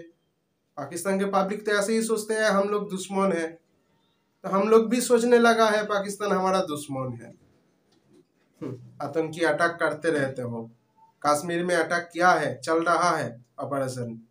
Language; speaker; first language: Hindi; non-native, local second language; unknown